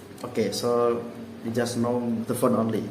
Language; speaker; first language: English; non-native, learner; Indonesian